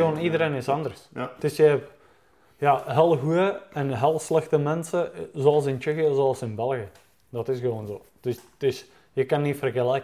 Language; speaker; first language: Dutch; non-native, fluent; Czech